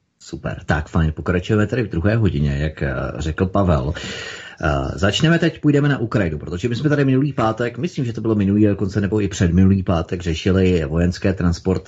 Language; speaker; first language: Czech; native; Czech